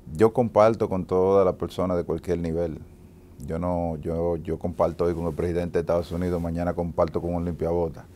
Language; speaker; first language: Spanish; native; Spanish